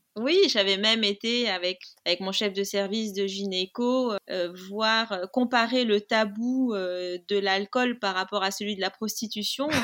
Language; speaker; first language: French; non-native, local second language; Arabic